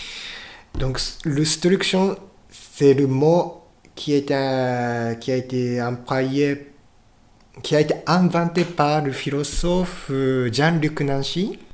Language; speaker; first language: French; non-native, fluent; Japanese